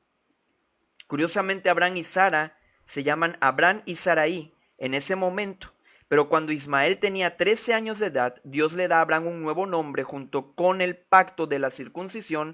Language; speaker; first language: Spanish; native; Spanish